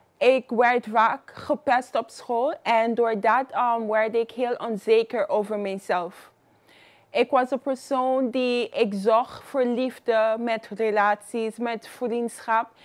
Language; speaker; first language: Dutch; non-native, fluent; Papiamento